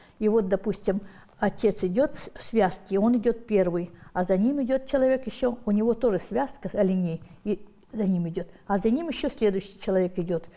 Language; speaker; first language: Russian; non-native, local second language; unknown